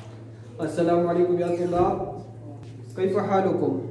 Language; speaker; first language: Arabic; non-native, fluent; Urdu